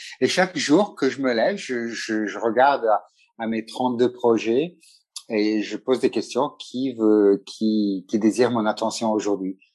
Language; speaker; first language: French; non-native, fluent; Italian